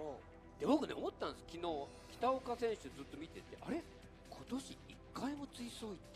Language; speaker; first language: Japanese; native; Japanese